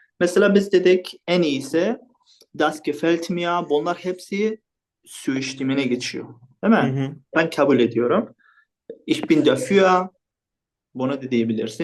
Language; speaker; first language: Turkish; non-native, fluent; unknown